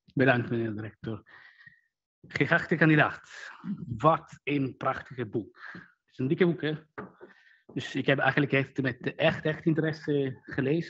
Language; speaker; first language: Dutch; non-native, fluent; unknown